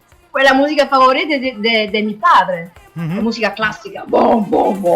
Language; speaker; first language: Spanish; non-native, learner; English